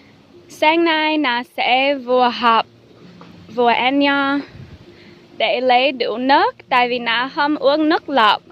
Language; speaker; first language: Vietnamese; non-native, fluent; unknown